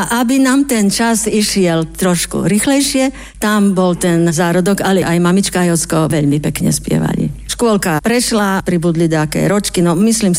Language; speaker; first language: Slovak; native; Slovak